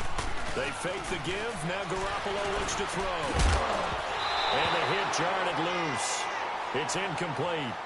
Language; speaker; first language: English; native; English